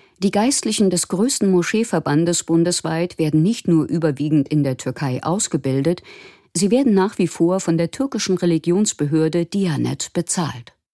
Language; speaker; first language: German; native; German